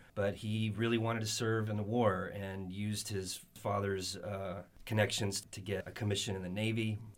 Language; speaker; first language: English; native; English